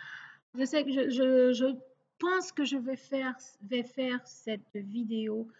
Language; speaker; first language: French; non-native, local second language; Portuguese